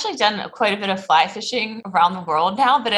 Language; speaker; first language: English; native; English